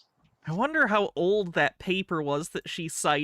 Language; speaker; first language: English; native; English